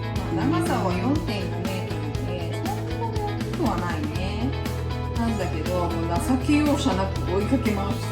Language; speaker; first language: Japanese; native; Japanese